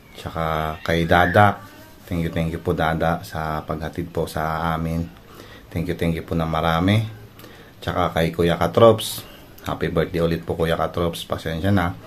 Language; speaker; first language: Filipino; non-native, local second language; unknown